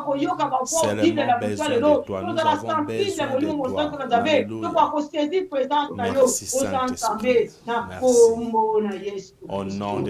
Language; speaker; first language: French; non-native, local second language; Lingala